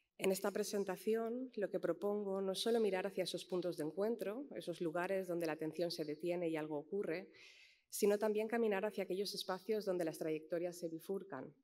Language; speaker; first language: Spanish; native; Spanish